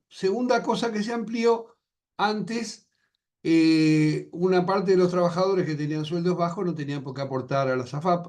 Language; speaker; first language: Spanish; native; Spanish